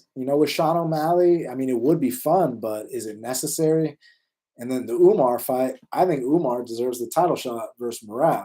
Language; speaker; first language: English; native; English